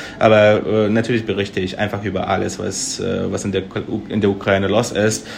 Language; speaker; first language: German; non-native, fluent; Russian